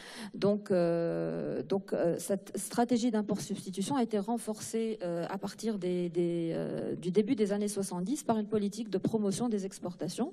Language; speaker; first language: French; non-native, local second language; Arabic